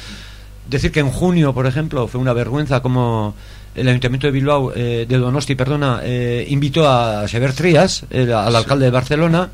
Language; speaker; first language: Spanish; native; Spanish